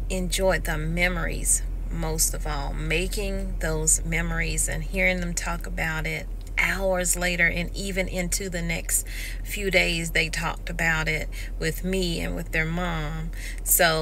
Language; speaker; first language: English; native; English